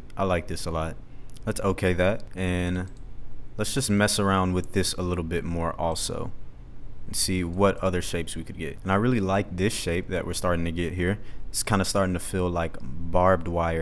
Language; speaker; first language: English; native; English